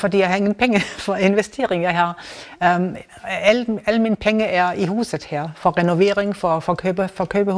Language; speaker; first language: Danish; non-native, learner; German